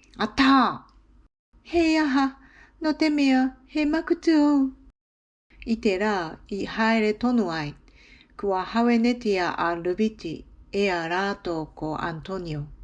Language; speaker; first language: Māori; non-native, learner; Japanese